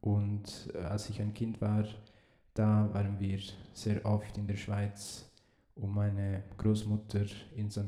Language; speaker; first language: German; early bilingual, heritage; Italian